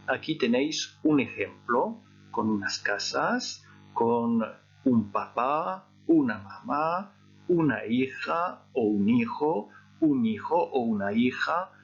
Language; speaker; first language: Spanish; non-native, fluent; French